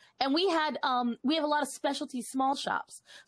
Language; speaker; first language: English; native; English